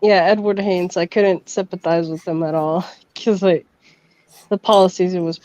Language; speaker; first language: English; native; English